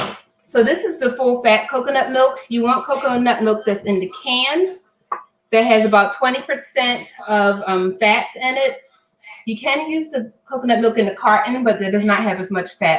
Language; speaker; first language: English; native; English